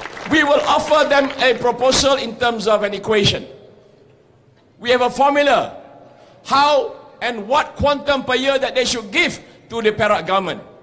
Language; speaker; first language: English; non-native, local second language; Malay